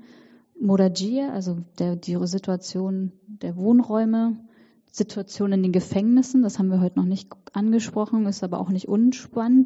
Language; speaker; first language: German; native; German